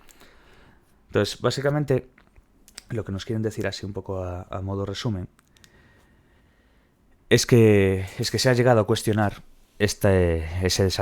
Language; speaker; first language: Spanish; native; Spanish